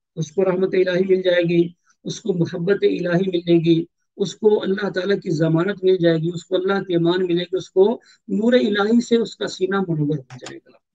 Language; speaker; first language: Urdu; native; Urdu